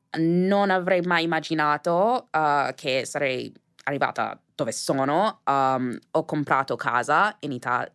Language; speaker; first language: Italian; non-native, fluent; English